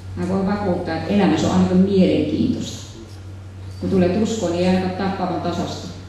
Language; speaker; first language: Finnish; native; Finnish